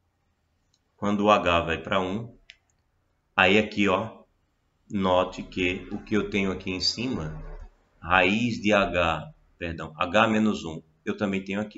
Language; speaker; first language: Portuguese; native; Portuguese